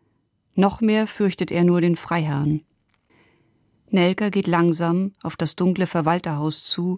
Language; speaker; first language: German; native; German